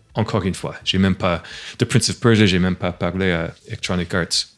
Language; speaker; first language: French; non-native, fluent; English